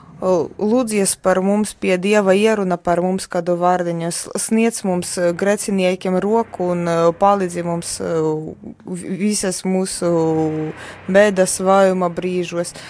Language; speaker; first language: Latvian; non-native, fluent; Polish